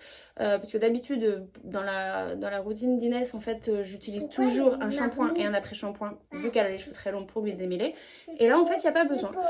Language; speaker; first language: French; native; French